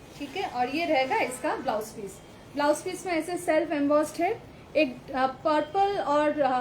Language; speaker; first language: Hindi; non-native, local second language; Bangla